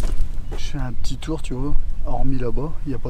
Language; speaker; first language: French; native; French